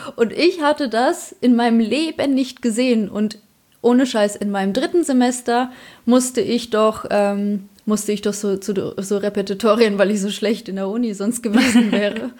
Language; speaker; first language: German; early bilingual, other home language; Polish